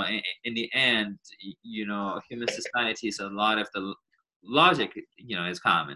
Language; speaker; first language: English; non-native, fluent; Chinese